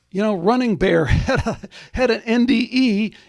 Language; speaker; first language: English; native; English